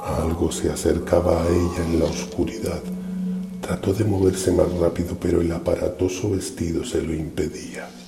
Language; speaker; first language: Spanish; native; Spanish